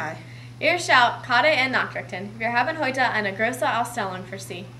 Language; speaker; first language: German; non-native, learner; English